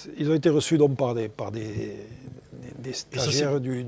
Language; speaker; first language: French; native; French